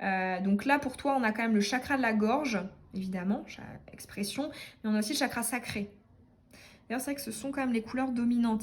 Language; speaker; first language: French; native; French